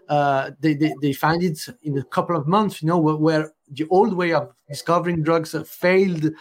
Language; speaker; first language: English; non-native, fluent; French